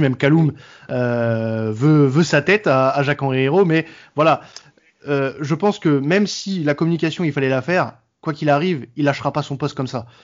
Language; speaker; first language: French; native; French